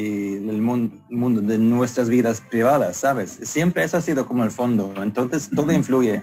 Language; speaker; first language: Spanish; non-native, fluent; Swedish